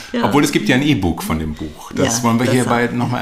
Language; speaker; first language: German; native; German